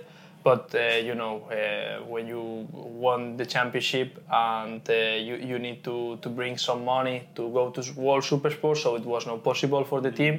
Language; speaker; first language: English; non-native, fluent; Spanish